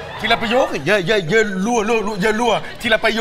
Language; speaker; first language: Thai; native; Thai